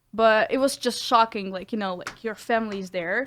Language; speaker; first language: English; non-native, fluent; Ukrainian